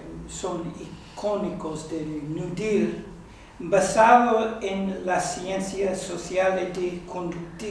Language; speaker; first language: Spanish; non-native, fluent; English